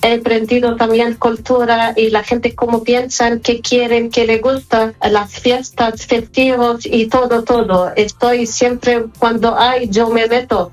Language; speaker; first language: Spanish; non-native, fluent; Arabic